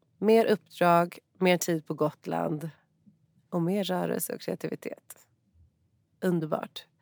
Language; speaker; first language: Swedish; native; Swedish